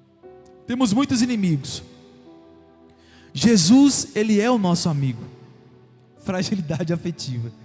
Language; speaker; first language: Portuguese; native; Portuguese